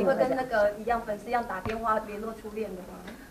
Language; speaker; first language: Chinese; native; Chinese